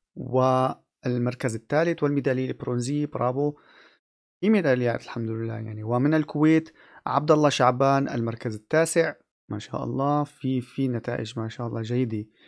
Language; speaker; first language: Arabic; native; Arabic